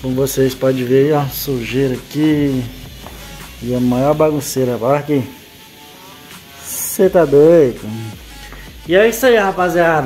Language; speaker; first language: Portuguese; native; Portuguese